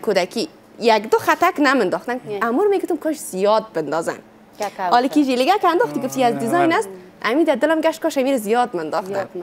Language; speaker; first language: Persian; native; Persian